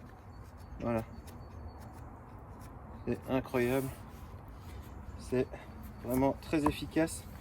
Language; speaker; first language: French; native; French